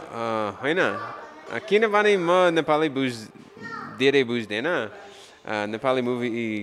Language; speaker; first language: Nepali; non-native, learner; English